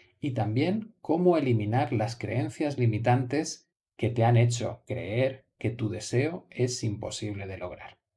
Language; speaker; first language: Spanish; native; Spanish